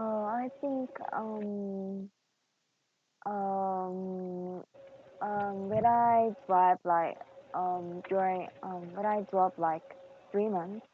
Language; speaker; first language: English; non-native, learner; Korean